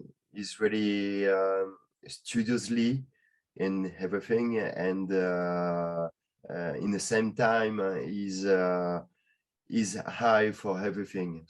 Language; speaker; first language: English; non-native, learner; French